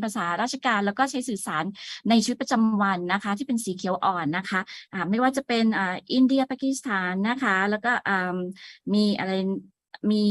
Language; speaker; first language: Thai; native; Thai